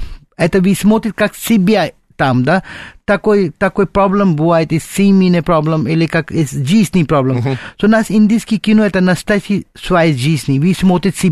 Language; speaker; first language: Russian; non-native, learner; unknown